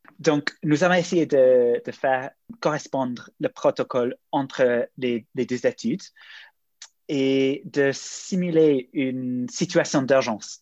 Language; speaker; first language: French; non-native, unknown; English